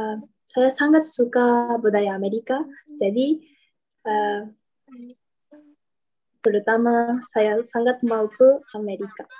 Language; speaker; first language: Indonesian; non-native, learner; Japanese